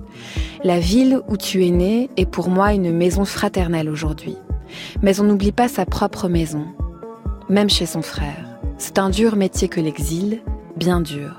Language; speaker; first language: French; native; French